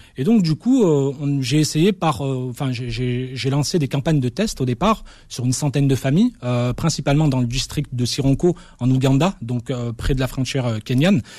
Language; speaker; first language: French; early bilingual, other home language; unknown